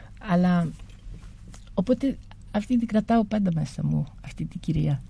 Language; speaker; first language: Greek; early bilingual, heritage; Greek